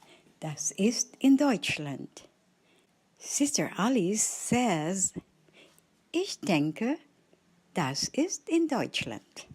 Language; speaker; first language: German; non-native, fluent; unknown